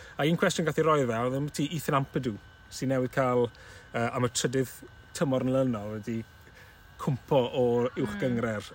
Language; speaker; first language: Welsh; native; Welsh